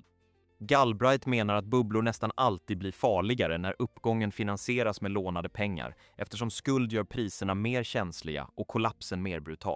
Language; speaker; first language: Swedish; native; Swedish